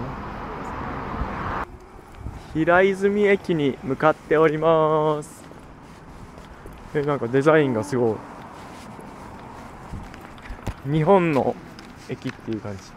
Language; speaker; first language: Japanese; native; Japanese